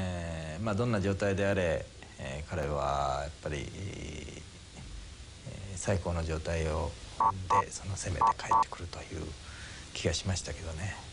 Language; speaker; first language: Japanese; native; Japanese